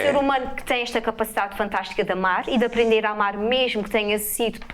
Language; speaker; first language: Portuguese; native; Portuguese